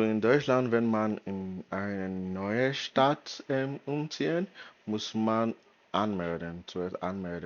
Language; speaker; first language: German; non-native, learner; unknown